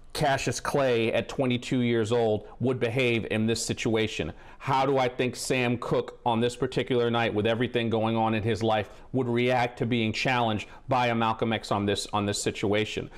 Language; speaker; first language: English; native; English